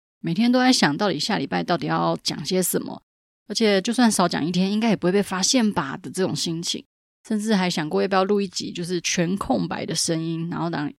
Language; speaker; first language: Chinese; native; Chinese